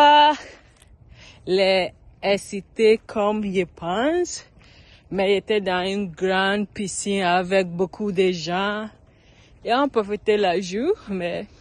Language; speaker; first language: French; non-native, learner; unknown